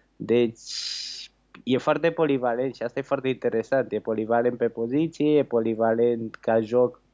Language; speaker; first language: Romanian; early bilingual, heritage; Romanian